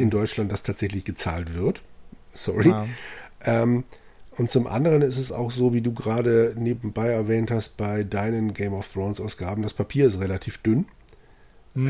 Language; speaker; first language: German; native; German